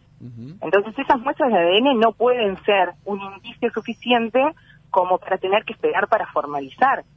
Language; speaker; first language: Spanish; native; Spanish